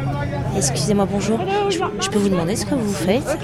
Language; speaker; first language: French; native; French